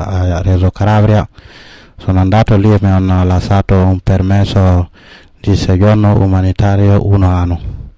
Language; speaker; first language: Italian; non-native, learner; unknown